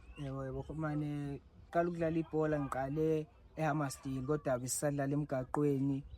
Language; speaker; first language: Zulu; native; Zulu